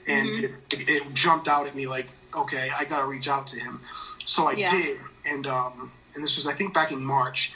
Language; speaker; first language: English; native; English